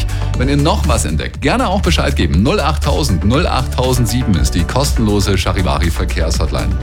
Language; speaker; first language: German; native; German